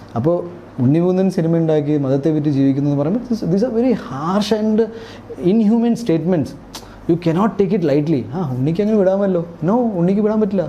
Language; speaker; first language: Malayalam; early bilingual, heritage; Malayalam